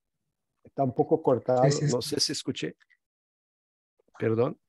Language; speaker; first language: Spanish; non-native, fluent; Portuguese